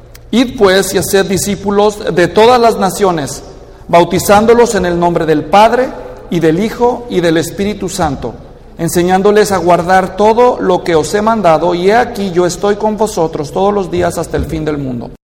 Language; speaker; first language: Spanish; native; Spanish